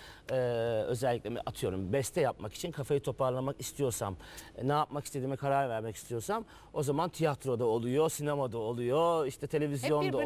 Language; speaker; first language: Turkish; native; Turkish